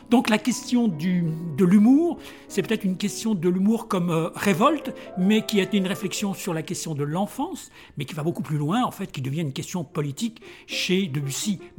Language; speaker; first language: French; native; French